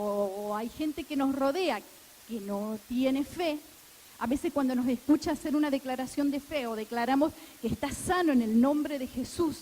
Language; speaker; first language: Spanish; native; Spanish